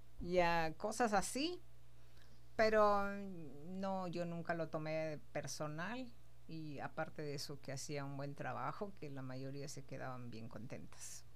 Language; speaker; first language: Spanish; native; Spanish